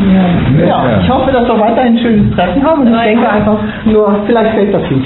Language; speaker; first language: German; native; German